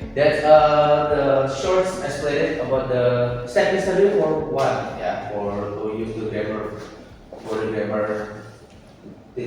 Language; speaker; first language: English; non-native, learner; Indonesian